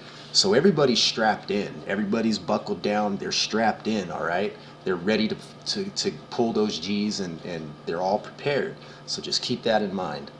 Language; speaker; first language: English; native; English